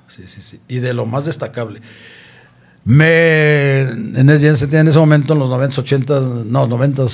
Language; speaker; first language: Spanish; native; Spanish